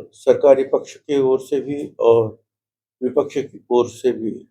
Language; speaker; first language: Hindi; non-native, local second language; Marathi